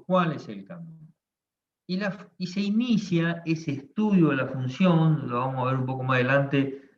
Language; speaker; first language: Spanish; native; Spanish